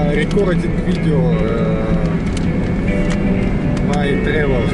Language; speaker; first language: English; non-native, learner; Russian